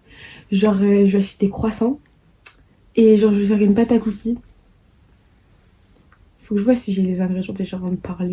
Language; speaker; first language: French; native; French